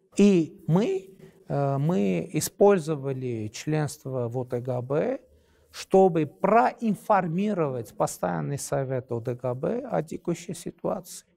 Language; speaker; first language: Russian; non-native, local second language; Armenian